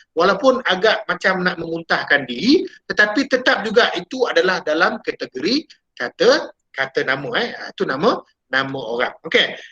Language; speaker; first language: Malay; native; Malay